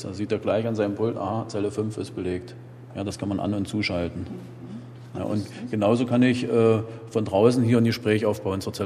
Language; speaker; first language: German; native; German